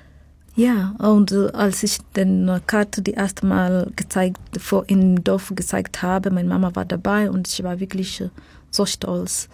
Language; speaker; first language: German; non-native, fluent; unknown